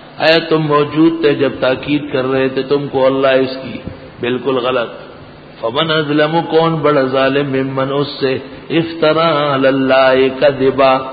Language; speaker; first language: Urdu; non-native, local second language; Pashto